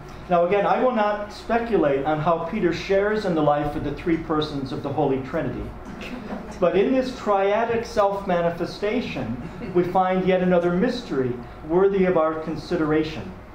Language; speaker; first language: English; native; English